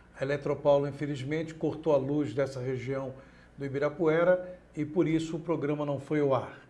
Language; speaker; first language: Portuguese; native; Portuguese